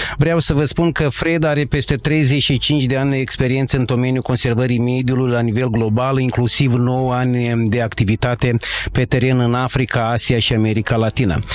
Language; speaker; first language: Romanian; native; Romanian